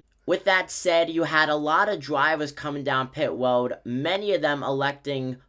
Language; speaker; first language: English; native; English